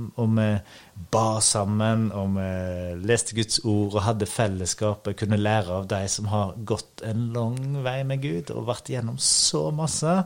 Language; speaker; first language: Norwegian; native; Norwegian